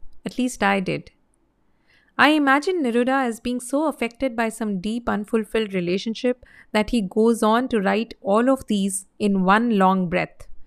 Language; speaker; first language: English; non-native, local second language; Hindi